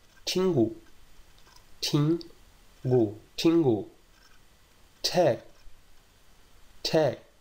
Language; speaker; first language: Korean; non-native, fluent; Portuguese